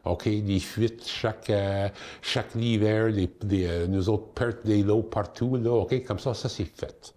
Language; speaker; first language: French; non-native, local second language; English